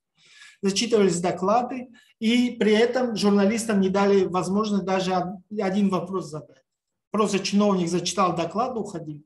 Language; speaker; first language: Russian; non-native, local second language; Tajik